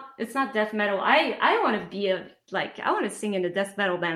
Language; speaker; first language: English; non-native, fluent; French